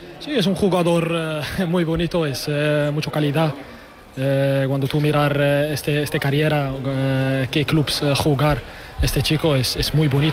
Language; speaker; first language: Spanish; non-native, learner; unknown